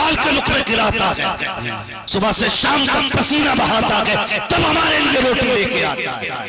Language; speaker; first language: Hindi; native; Hindi